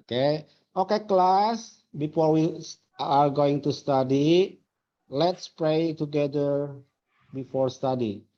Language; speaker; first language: English; non-native, learner; Indonesian